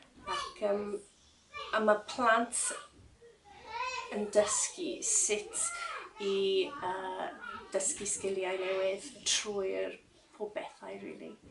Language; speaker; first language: Welsh; non-native, learner; English